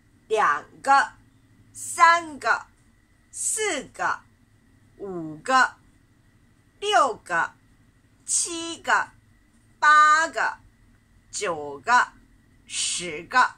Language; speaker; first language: Chinese; non-native, fluent; Japanese